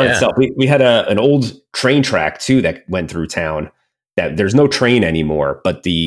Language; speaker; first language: English; native; English